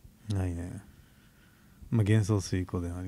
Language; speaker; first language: Japanese; native; Japanese